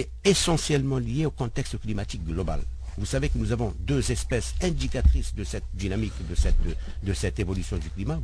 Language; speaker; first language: French; non-native, local second language; Arabic